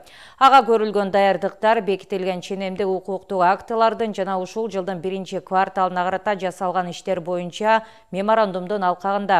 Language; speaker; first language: Kyrgyz; native; Kyrgyz